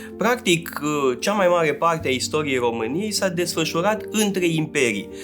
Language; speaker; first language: Romanian; native; Romanian